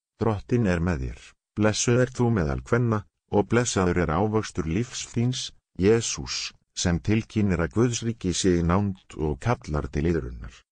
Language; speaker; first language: Icelandic; non-native, learner; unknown